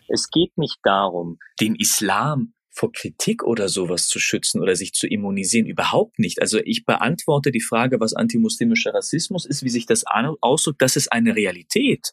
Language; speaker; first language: German; early bilingual, other home language; Turkish